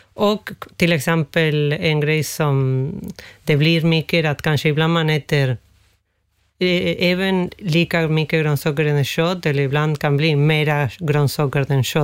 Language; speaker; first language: Swedish; non-native, fluent; Spanish